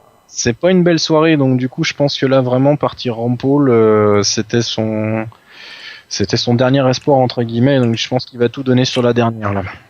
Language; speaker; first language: French; native; French